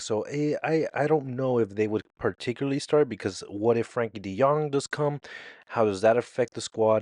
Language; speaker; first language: English; native; English